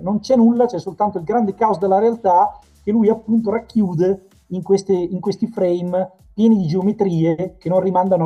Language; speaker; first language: Italian; native; Italian